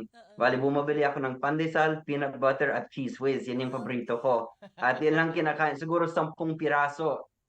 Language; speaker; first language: Filipino; non-native, fluent; English